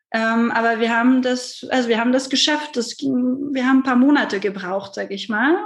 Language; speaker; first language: German; non-native, fluent; French